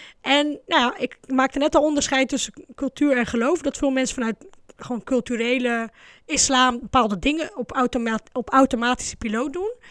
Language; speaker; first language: Dutch; early bilingual, other home language; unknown